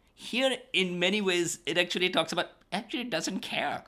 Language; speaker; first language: English; non-native, local second language; Urdu